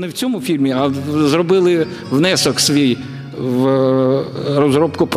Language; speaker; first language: Polish; non-native, learner; Ukrainian